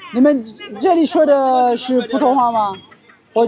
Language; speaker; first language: Chinese; non-native, learner; Amharic